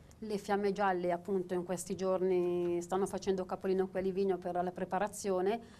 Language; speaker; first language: Italian; native; Italian